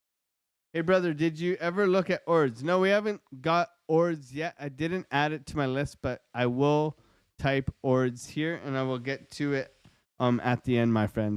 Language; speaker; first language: English; native; English